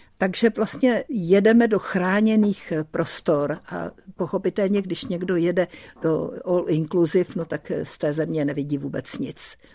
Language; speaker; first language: Czech; early bilingual, heritage; Czech